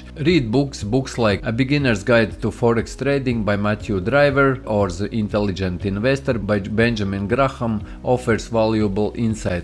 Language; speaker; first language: English; non-native, fluent; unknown